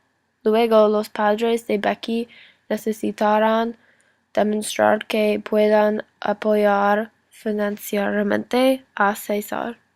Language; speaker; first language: Spanish; non-native, learner; English